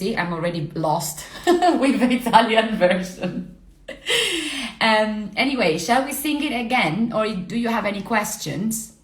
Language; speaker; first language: English; non-native, fluent; Italian